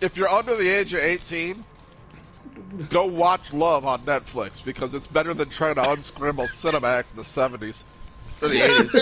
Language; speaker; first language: English; native; English